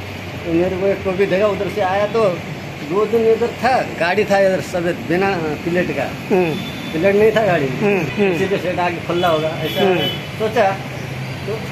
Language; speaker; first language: Hindi; non-native, local second language; Gujarati